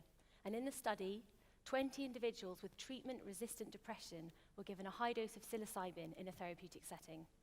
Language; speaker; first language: English; native; English